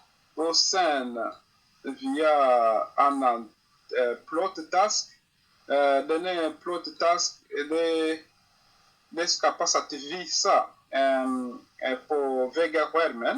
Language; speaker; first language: Swedish; non-native, learner; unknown